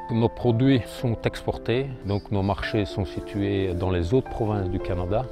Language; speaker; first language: French; native; French